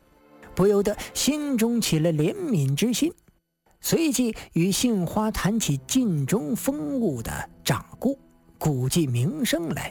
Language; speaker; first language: Chinese; native; Chinese